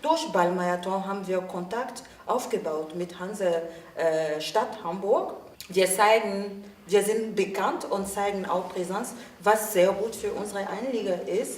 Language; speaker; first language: German; non-native, fluent; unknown